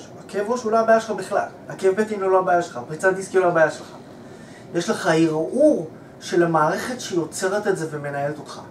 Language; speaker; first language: Hebrew; native; Hebrew